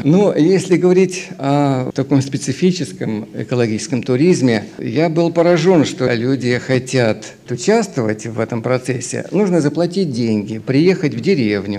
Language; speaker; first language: Russian; native; Russian